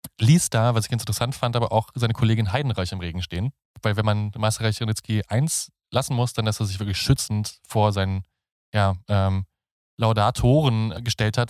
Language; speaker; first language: German; native; German